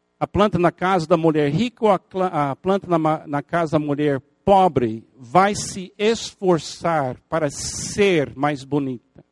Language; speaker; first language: Portuguese; non-native, fluent; English